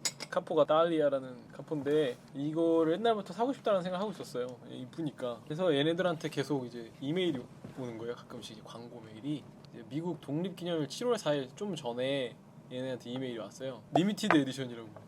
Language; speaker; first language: Korean; native; Korean